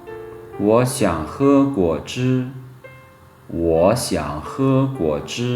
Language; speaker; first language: Chinese; non-native, fluent; Lao